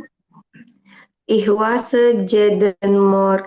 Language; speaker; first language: German; non-native, learner; Indonesian